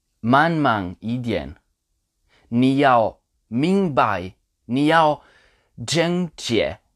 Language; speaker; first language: Chinese; non-native, learner; Polish